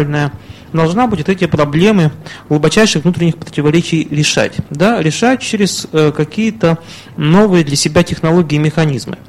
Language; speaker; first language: Russian; native; Russian